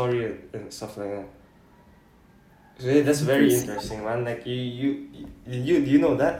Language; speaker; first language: English; non-native, local second language; Filipino